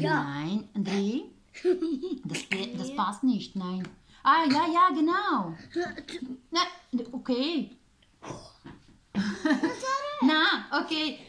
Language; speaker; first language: German; non-native, fluent; Ukrainian